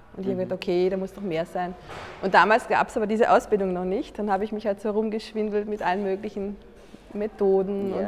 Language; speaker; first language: German; native; German